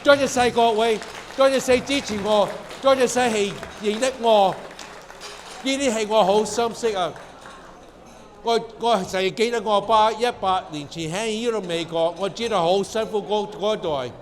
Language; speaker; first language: Cantonese; early bilingual, heritage; Cantonese